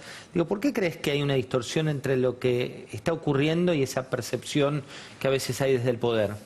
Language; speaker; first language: Spanish; native; Spanish